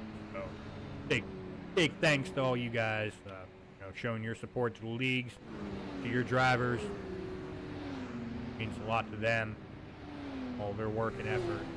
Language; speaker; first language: English; native; English